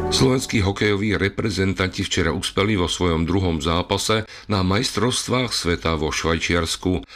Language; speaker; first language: Slovak; native; Slovak